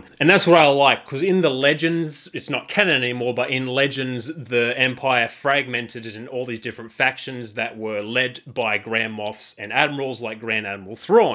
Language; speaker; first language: English; native; English